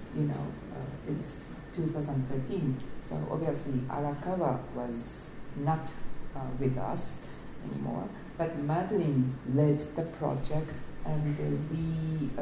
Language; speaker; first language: English; non-native, fluent; Japanese